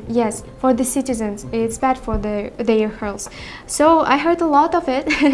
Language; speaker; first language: English; non-native, learner; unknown